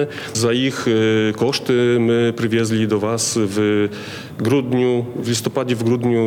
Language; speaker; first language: Polish; non-native, learner; Ukrainian